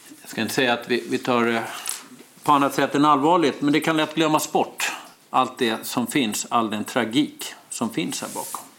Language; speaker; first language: Swedish; native; Swedish